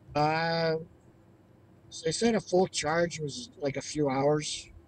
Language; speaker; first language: English; native; English